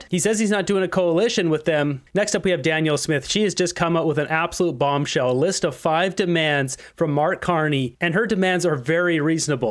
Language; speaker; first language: English; native; English